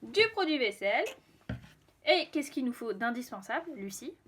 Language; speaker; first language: French; native; French